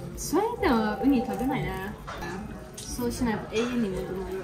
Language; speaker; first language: Japanese; non-native, fluent; Swedish